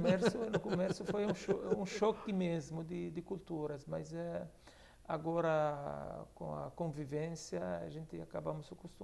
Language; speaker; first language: Portuguese; non-native, fluent; Arabic